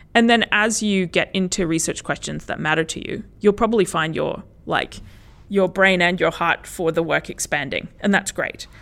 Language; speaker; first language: English; early bilingual, other home language; Spanish